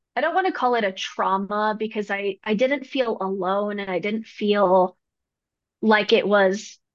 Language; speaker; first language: English; native; English